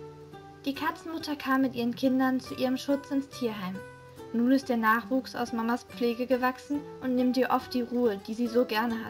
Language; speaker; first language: German; native; German